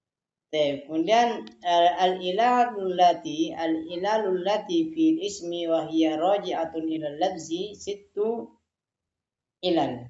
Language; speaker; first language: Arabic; non-native, fluent; Indonesian